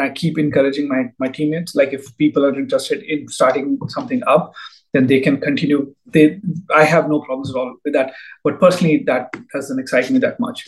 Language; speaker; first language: English; non-native, local second language; Hindi